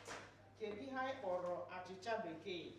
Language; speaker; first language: Igbo; native; Igbo